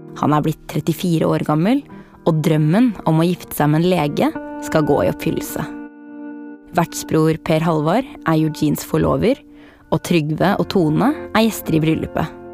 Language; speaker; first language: Norwegian; native; Norwegian